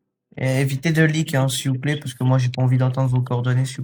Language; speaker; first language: French; native; French